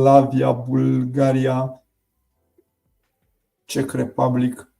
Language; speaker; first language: English; non-native, learner; Romanian